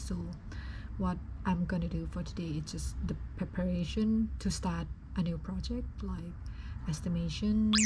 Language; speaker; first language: English; non-native, fluent; Lao